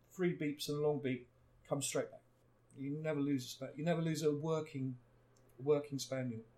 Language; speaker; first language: English; native; English